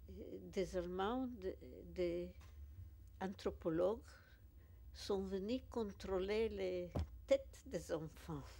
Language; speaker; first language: French; non-native, fluent; Polish